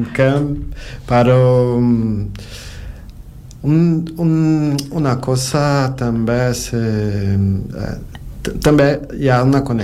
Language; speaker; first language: Catalan; non-native, learner; Portuguese